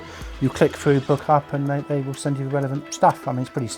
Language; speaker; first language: English; native; English